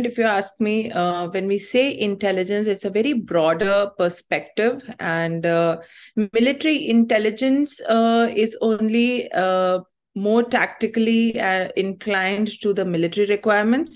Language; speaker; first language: English; non-native, local second language; Tamil